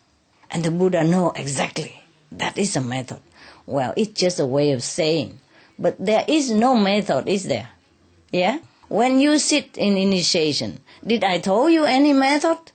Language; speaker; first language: English; non-native, fluent; Vietnamese